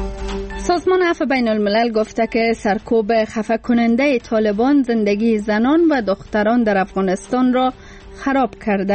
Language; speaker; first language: Persian; native; Persian